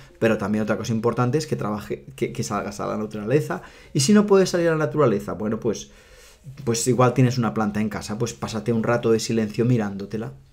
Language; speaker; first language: Spanish; non-native, local second language; Catalan